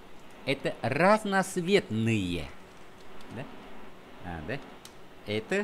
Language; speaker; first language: Russian; non-native, fluent; Vietnamese